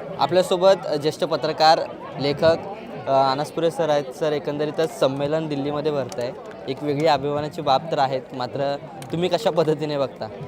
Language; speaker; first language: Marathi; native; Marathi